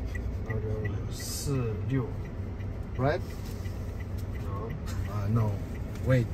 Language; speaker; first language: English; non-native, learner; Indonesian